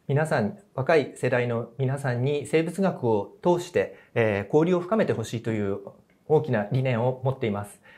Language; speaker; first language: Japanese; native; Japanese